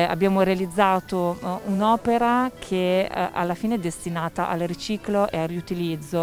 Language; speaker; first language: Italian; native; Italian